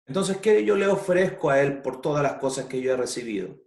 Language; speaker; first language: Spanish; native; Spanish